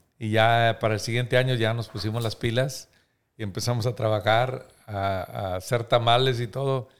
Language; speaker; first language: Spanish; native; Spanish